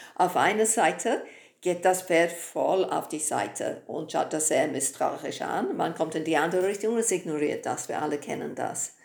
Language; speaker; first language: German; non-native, fluent; English